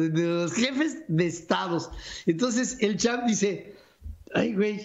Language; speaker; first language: Spanish; native; Spanish